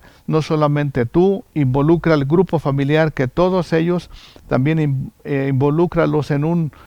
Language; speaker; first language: Spanish; native; Spanish